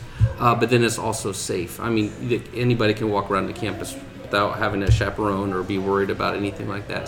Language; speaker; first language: English; native; English